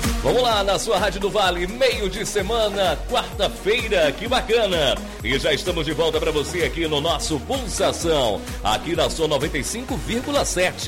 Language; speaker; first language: Portuguese; native; Portuguese